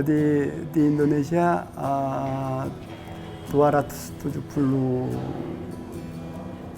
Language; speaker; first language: Indonesian; non-native, learner; Korean